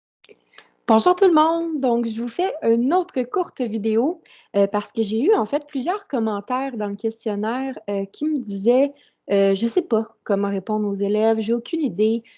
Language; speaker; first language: French; native; French